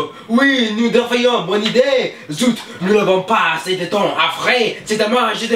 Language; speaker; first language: French; non-native, learner; English